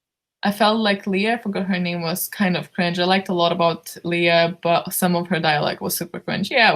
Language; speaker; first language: English; non-native, fluent; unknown